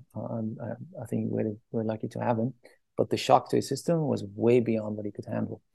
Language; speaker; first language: English; early bilingual, other home language; Persian